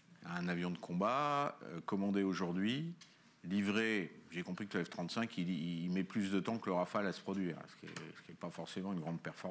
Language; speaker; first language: French; native; French